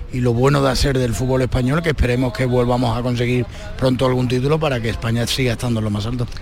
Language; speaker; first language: Spanish; native; Spanish